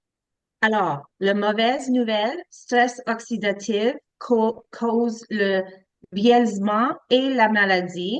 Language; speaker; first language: French; non-native, learner; English